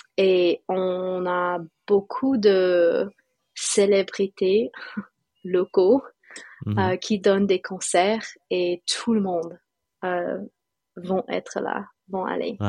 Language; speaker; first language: French; non-native, fluent; English